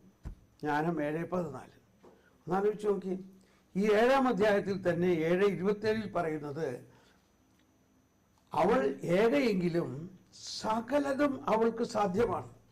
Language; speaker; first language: Malayalam; native; Malayalam